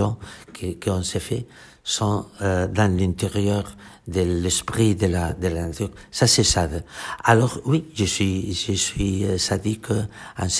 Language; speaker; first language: French; non-native, fluent; Catalan